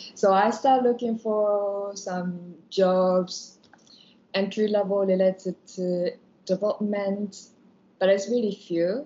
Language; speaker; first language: English; non-native, fluent; Japanese